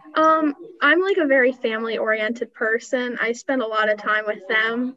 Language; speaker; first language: English; native; English